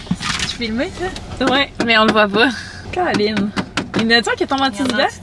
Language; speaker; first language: French; native; French